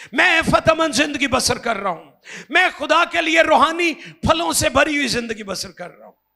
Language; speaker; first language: Urdu; non-native, local second language; Punjabi